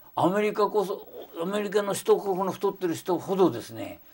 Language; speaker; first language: Japanese; native; Japanese